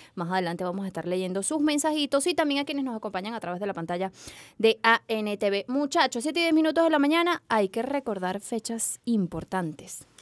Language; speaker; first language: Spanish; native; Spanish